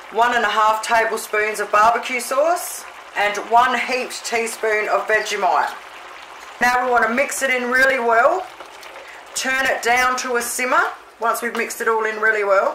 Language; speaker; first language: English; native; English